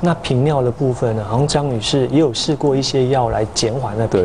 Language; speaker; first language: Chinese; native; Chinese